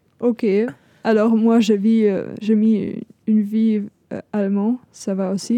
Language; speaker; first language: French; non-native, fluent; German